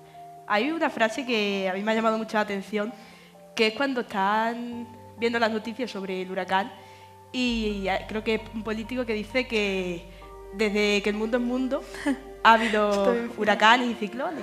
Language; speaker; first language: Spanish; native; Spanish